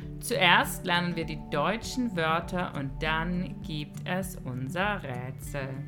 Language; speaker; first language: German; non-native, fluent; English